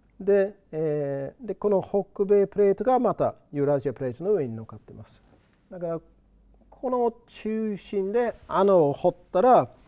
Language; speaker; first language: Japanese; non-native, fluent; English